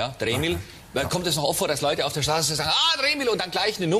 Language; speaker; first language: German; native; German